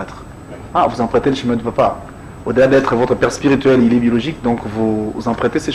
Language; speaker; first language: French; non-native, local second language; Lingala